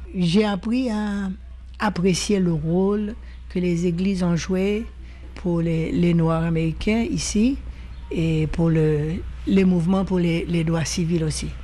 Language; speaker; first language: French; non-native, local second language; Haitian Creole